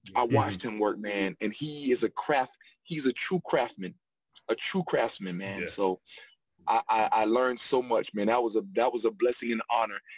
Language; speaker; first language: English; native; English